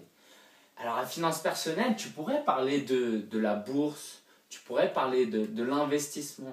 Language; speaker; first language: French; native; French